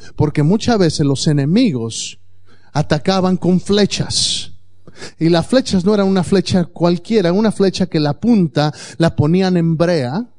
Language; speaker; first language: Spanish; native; Spanish